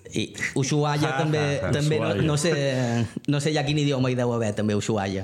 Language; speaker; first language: Catalan; native; Catalan